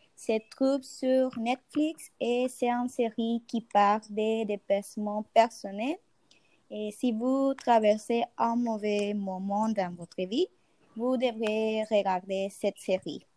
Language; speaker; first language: French; non-native, fluent; Spanish